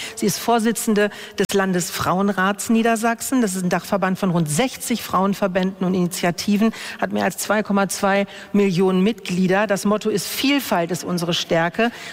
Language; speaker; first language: German; native; German